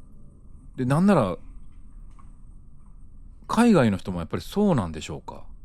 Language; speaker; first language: Japanese; native; Japanese